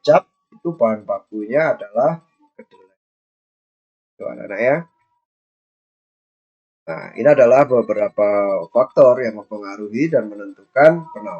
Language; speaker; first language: Indonesian; native; Indonesian